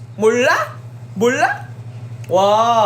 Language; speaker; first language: Korean; non-native, learner; Filipino